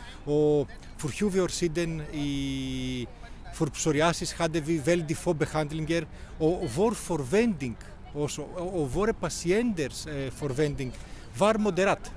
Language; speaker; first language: Norwegian; non-native, fluent; Greek